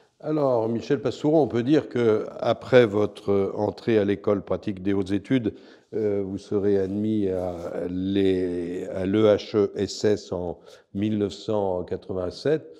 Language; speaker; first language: French; native; French